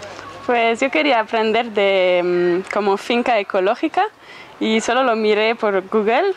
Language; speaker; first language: Spanish; non-native, fluent; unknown